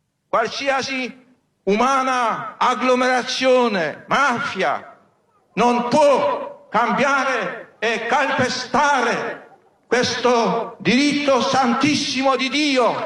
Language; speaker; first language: Italian; non-native, fluent; Polish